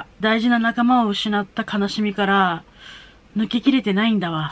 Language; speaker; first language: Japanese; native; Japanese